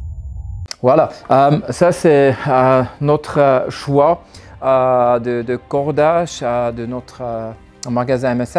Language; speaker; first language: French; non-native, learner; German